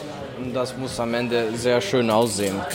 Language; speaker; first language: German; non-native, learner; Bosnian